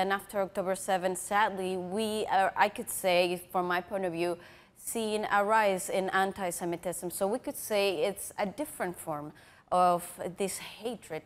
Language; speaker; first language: English; non-native, fluent; Spanish